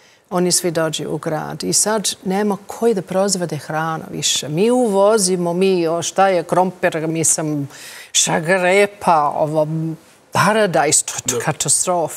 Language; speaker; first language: Croatian; non-native, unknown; English